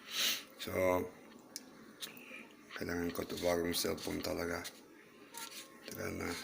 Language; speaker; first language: Filipino; non-native, learner; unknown